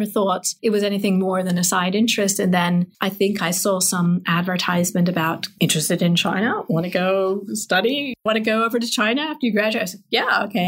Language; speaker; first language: English; native; English